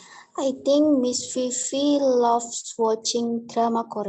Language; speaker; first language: English; non-native, learner; Indonesian